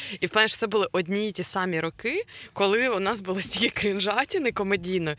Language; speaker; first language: Ukrainian; non-native, local second language; Russian